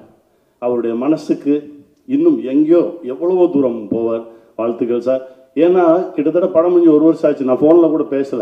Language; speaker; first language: Tamil; native; Tamil